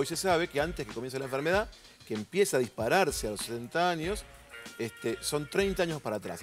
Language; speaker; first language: Spanish; native; Spanish